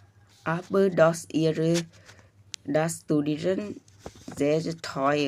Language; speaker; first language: German; non-native, learner; Vietnamese